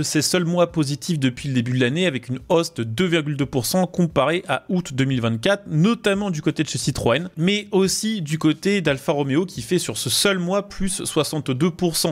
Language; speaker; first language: French; native; French